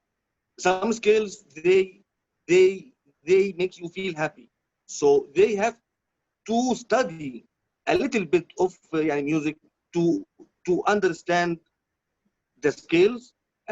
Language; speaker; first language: English; non-native, learner; Arabic